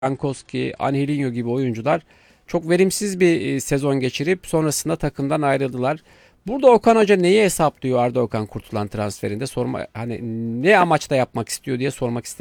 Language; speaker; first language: Turkish; native; Turkish